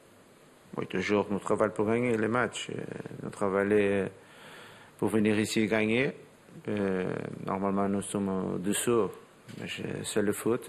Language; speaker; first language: French; non-native, learner; Portuguese